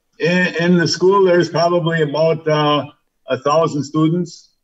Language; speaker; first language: English; native; English